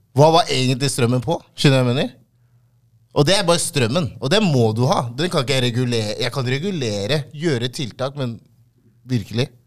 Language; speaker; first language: Norwegian; early bilingual, other home language; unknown